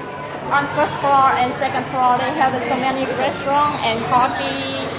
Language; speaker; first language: English; non-native, learner; Vietnamese